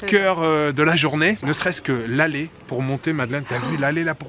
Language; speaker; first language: French; native; French